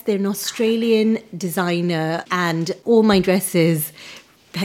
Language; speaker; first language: English; early bilingual, other home language; Punjabi